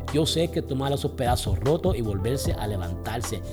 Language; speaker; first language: Spanish; early bilingual, heritage; Spanish